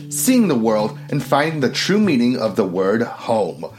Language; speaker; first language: English; native; English